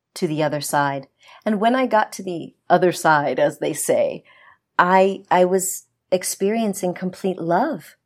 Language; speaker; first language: English; native; English